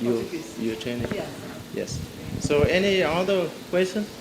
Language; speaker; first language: English; non-native, learner; Vietnamese